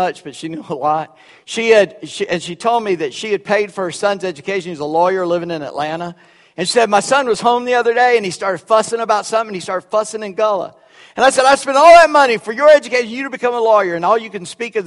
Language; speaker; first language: English; early bilingual, other home language; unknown